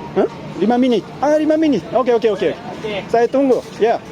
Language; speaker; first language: Indonesian; non-native, learner; Japanese